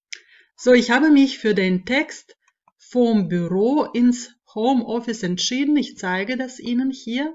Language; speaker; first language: German; non-native, fluent; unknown